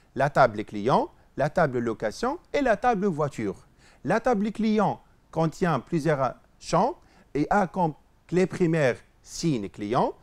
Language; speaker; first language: French; non-native, local second language; Arabic